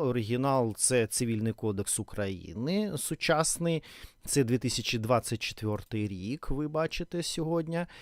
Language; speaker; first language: Ukrainian; non-native, learner; Russian